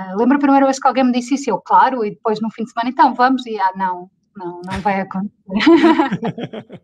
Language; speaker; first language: Portuguese; native; Portuguese